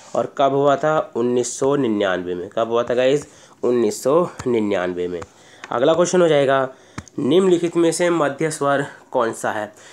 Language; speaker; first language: Hindi; native; Hindi